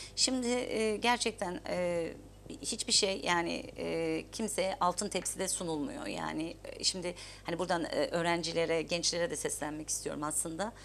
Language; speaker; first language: Turkish; native; Turkish